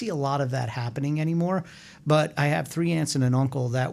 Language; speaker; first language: English; native; English